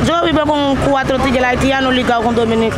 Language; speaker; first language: Spanish; non-native, learner; Haitian Creole